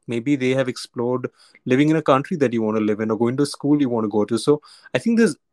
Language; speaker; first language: English; non-native, local second language; Hindi